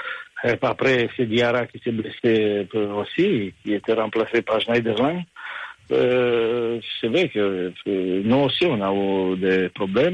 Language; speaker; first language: French; non-native, fluent; Romanian